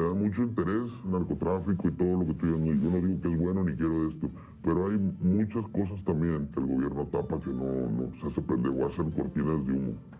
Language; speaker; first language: Spanish; native; Spanish